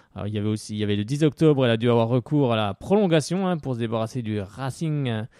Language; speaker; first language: French; native; French